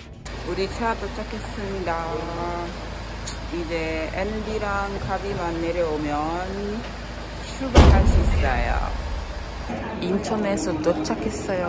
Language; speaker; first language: Korean; non-native, fluent; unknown